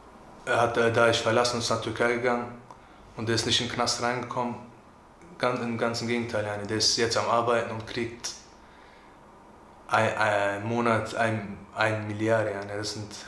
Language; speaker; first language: German; early bilingual, other home language; Turkish